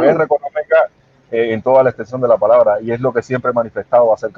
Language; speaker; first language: Spanish; native; Spanish